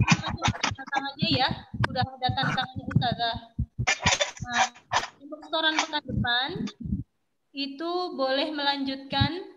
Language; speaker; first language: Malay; non-native, local second language; Javanese